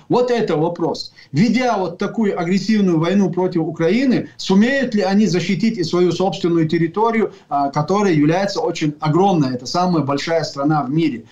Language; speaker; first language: Russian; non-native, local second language; Chechen